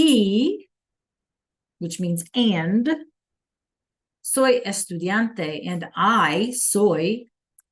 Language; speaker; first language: Spanish; non-native, fluent; English